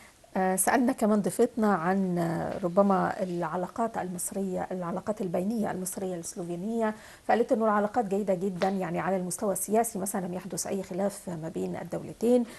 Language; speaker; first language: Arabic; native; Arabic